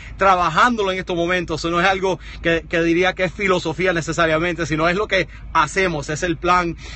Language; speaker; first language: Spanish; early bilingual, heritage; Spanish